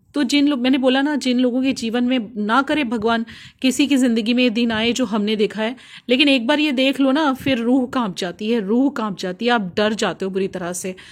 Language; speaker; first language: Hindi; native; Hindi